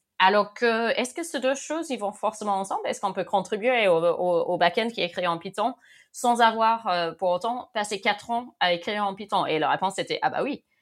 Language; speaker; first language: French; non-native, fluent; English